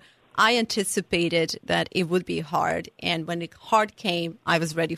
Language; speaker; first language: English; non-native, fluent; Serbian